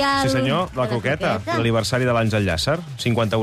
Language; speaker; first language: Catalan; native; Catalan